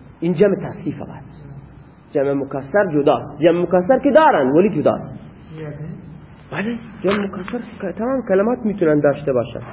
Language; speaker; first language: Persian; non-native, local second language; Baluchi